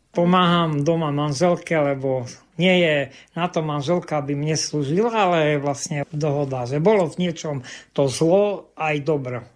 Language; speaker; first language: Slovak; non-native, local second language; Rusyn